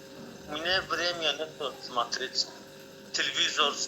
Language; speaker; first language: Russian; non-native, learner; Azerbaijani